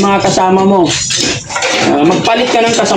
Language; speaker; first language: Filipino; native; Filipino